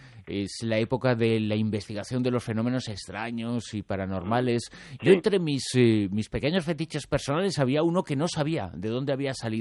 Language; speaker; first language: Spanish; native; Spanish